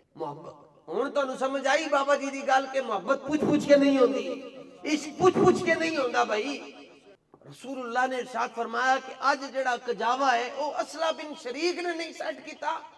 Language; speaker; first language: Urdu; non-native, local second language; Punjabi